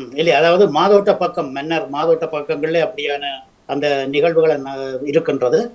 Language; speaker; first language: Tamil; native; Tamil